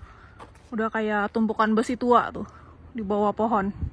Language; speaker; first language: Indonesian; native; Indonesian